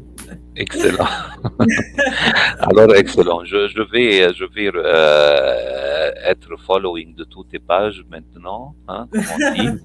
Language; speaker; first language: French; non-native, fluent; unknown